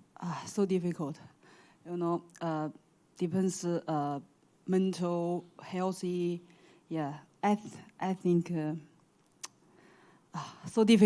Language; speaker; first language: English; non-native, learner; Chinese